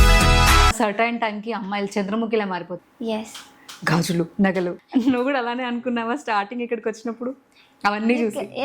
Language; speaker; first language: Telugu; native; Telugu